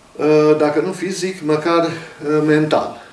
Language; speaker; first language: Romanian; native; Romanian